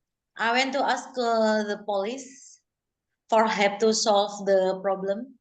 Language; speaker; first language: English; non-native, learner; Indonesian